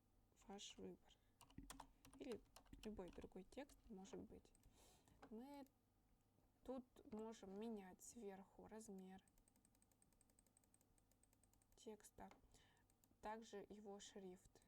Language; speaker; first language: Russian; native; Russian